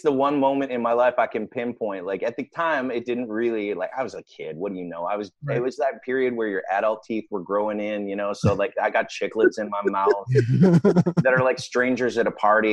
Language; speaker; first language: English; native; English